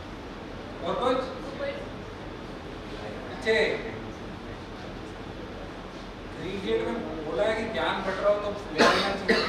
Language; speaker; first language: Hindi; native; Hindi